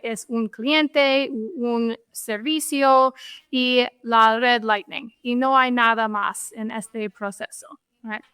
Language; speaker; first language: Spanish; non-native, fluent; English